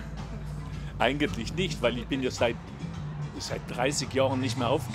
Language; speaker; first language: German; non-native, local second language; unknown